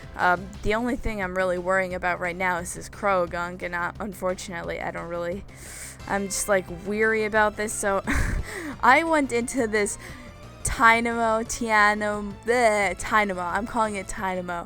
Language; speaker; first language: English; native; English